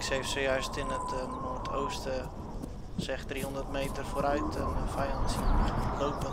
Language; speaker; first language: Dutch; native; Dutch